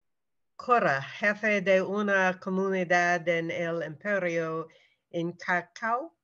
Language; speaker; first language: Spanish; non-native, learner; English